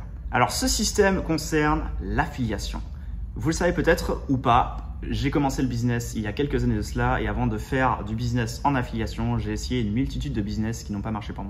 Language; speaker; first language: French; native; French